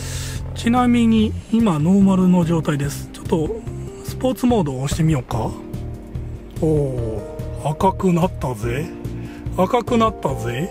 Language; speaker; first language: Japanese; native; Japanese